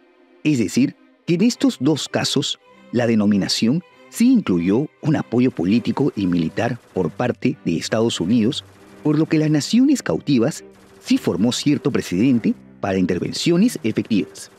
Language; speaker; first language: Spanish; native; Spanish